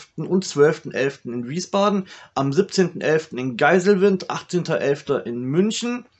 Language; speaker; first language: German; native; German